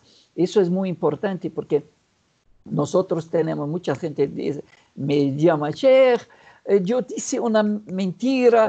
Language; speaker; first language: Spanish; non-native, fluent; Portuguese